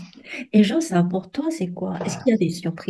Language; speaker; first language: French; non-native, fluent; Chinese